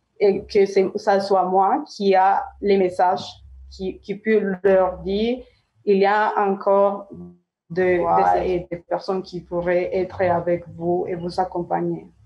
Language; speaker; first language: French; non-native, learner; Spanish